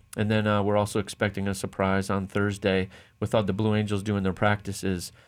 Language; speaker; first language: English; native; English